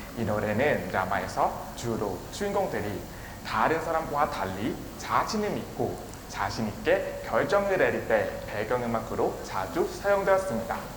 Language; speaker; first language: Korean; non-native, learner; Thai